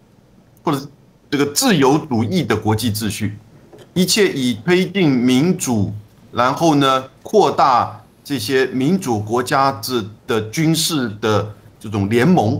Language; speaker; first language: Chinese; native; Chinese